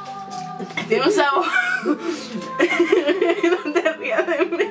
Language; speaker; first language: Spanish; native; Spanish